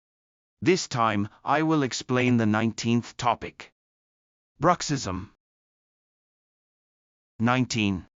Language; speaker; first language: English; non-native, fluent; Japanese